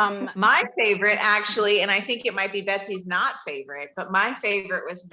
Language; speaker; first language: English; native; English